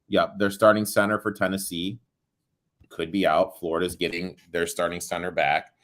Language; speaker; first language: English; native; English